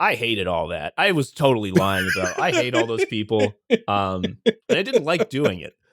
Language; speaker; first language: English; native; English